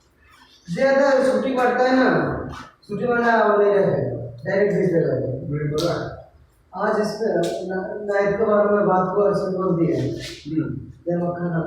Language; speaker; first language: Hindi; non-native, learner; Bangla